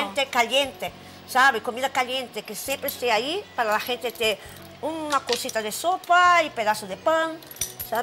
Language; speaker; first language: Spanish; non-native, fluent; Portuguese